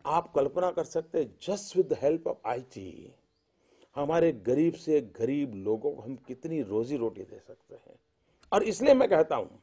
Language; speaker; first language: Hindi; non-native, local second language; Gujarati